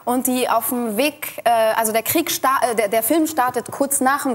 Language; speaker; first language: German; native; German